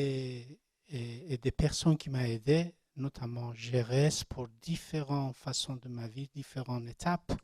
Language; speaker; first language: French; non-native, learner; Persian